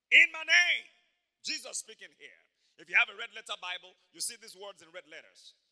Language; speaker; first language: English; non-native, local second language; Yoruba